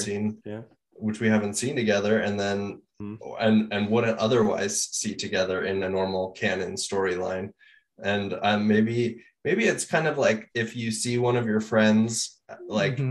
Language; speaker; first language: English; native; English